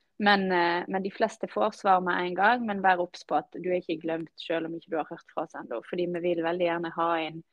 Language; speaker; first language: Norwegian; native; Norwegian